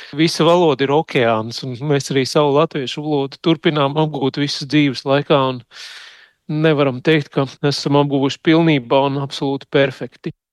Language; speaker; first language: Latvian; native; Latvian